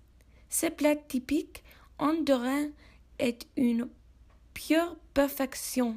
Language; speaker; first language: French; non-native, learner; English